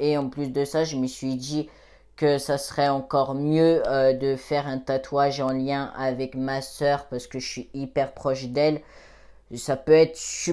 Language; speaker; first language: French; native; French